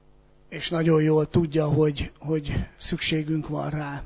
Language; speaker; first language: Hungarian; native; Hungarian